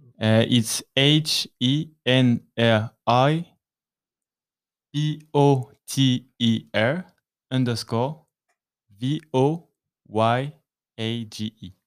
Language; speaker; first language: English; non-native, learner; French